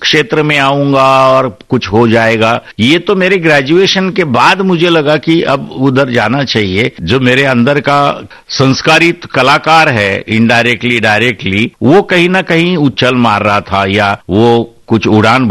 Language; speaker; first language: Hindi; non-native, local second language; Marathi